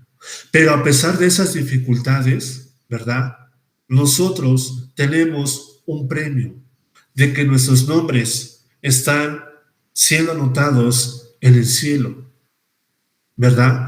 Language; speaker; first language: Spanish; native; Spanish